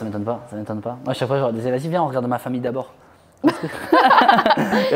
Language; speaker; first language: French; native; French